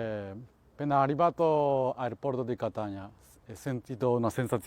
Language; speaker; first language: Italian; non-native, learner; Japanese